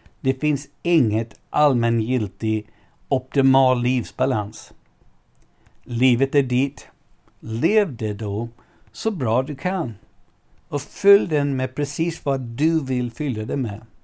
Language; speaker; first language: Swedish; non-native, fluent; English